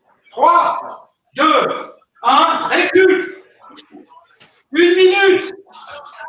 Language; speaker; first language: French; native; French